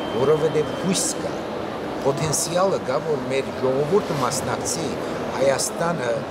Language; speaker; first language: Armenian; early bilingual, heritage; Armenian